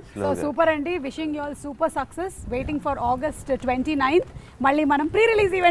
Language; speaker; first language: Telugu; native; Telugu